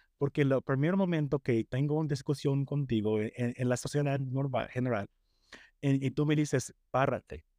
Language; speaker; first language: Spanish; non-native, fluent; English